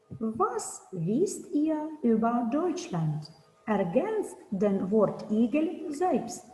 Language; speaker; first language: German; non-native, fluent; Ukrainian